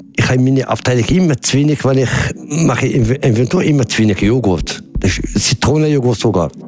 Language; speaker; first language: German; non-native, learner; Arabic